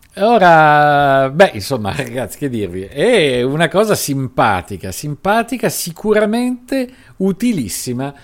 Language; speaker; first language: Italian; native; Italian